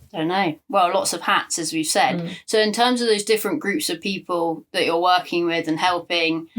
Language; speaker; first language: English; native; English